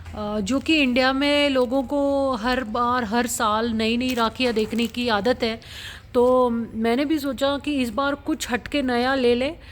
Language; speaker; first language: Hindi; non-native, local second language; Marathi